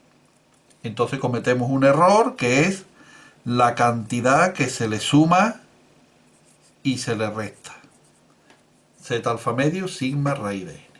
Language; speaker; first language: Spanish; native; Spanish